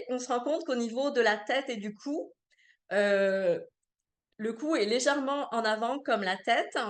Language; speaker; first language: French; native; French